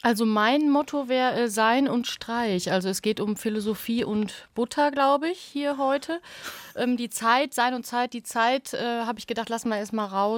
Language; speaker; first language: German; native; German